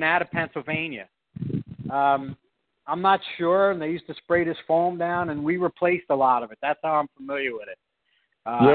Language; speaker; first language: English; native; English